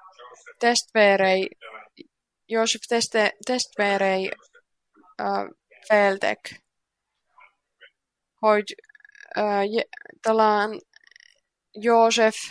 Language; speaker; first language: Hungarian; non-native, learner; Finnish